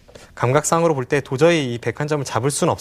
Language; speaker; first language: Korean; native; Korean